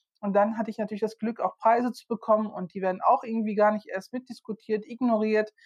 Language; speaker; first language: German; early bilingual, other home language; Turkish